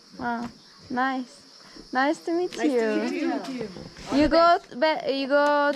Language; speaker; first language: English; non-native, learner; Turkish